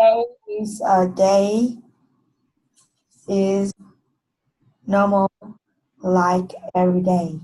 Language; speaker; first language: English; non-native, learner; Vietnamese